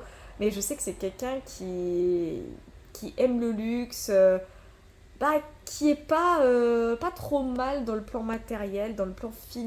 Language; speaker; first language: French; native; French